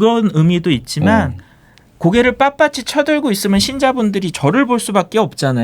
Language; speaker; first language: Korean; native; Korean